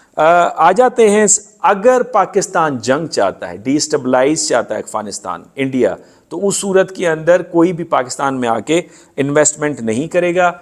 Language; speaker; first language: Urdu; non-native, local second language; Sindhi